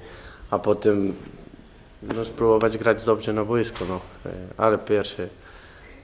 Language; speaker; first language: Polish; non-native, fluent; Spanish